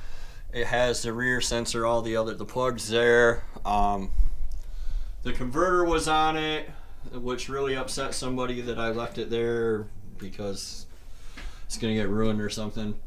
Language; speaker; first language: English; native; English